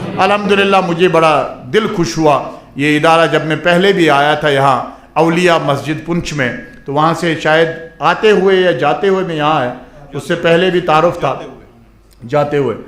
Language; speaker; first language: Urdu; non-native, local second language; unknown